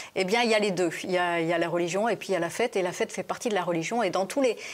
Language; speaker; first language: French; native; French